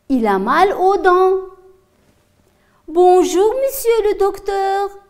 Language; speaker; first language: French; non-native, fluent; Uzbek